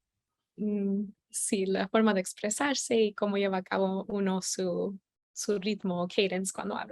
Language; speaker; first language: Spanish; early bilingual, heritage; Spanish